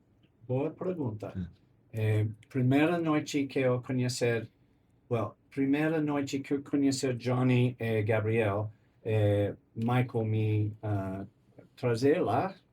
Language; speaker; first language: Portuguese; non-native, learner; English